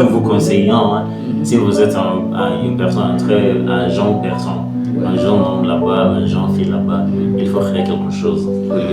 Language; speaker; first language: French; non-native, learner; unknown